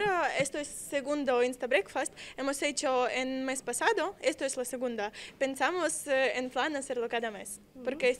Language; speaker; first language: Spanish; non-native, learner; Russian